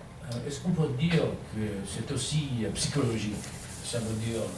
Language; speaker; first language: French; non-native, learner; English